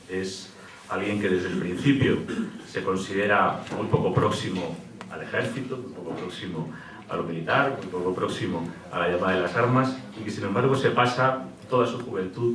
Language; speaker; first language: Spanish; native; Spanish